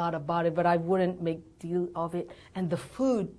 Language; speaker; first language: English; non-native, learner; Burmese